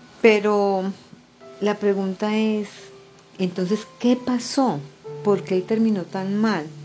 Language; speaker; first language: Spanish; native; Spanish